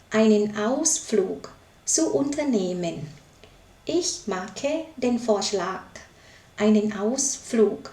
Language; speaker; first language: German; non-native, learner; Thai